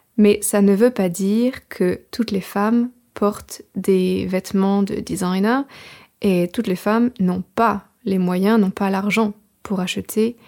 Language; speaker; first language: French; native; French